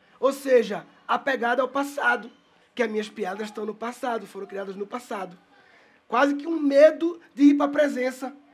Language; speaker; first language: Portuguese; native; Portuguese